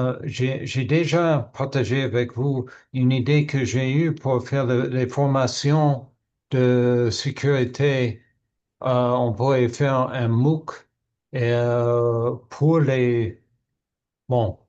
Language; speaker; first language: French; non-native, learner; English